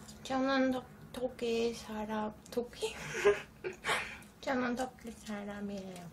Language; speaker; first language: Korean; non-native, learner; Turkish